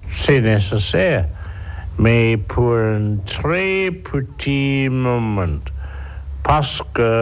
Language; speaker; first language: French; non-native, learner; English